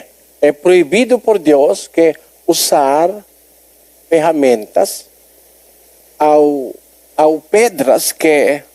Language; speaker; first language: Portuguese; non-native, learner; Filipino